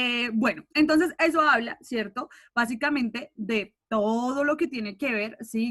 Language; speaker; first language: Spanish; native; Spanish